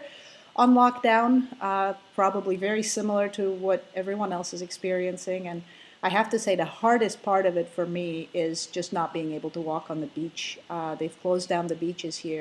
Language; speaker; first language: English; non-native, fluent; Slovak